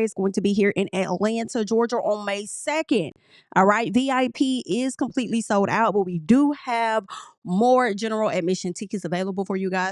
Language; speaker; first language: English; native; English